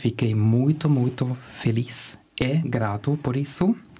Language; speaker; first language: Portuguese; non-native, fluent; German